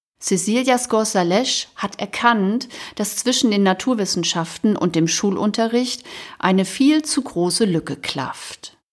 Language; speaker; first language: German; native; German